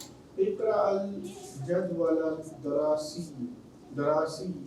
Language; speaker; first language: Arabic; non-native, learner; Urdu